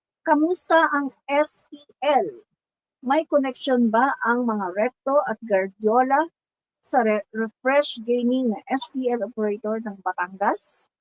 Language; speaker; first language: Filipino; non-native, local second language; Cebuano